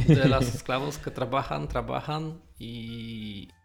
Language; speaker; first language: Spanish; non-native, learner; Polish